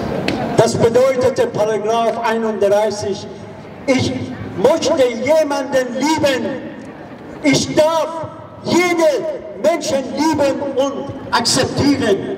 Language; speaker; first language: German; non-native, fluent; Persian